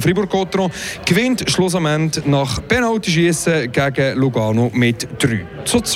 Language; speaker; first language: German; native; German